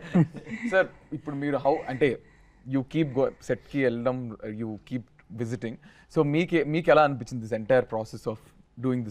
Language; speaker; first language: Telugu; native; Telugu